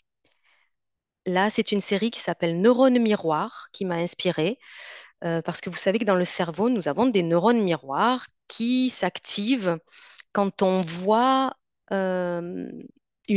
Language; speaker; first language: French; native; French